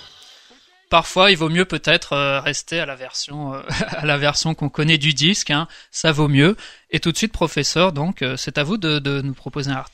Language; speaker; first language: French; native; French